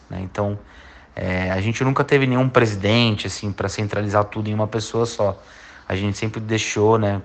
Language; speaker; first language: Portuguese; native; Portuguese